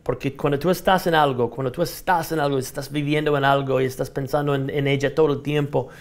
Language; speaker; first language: Spanish; non-native, fluent; English